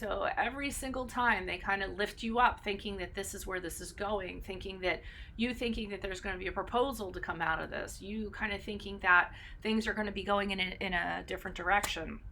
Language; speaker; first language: English; native; English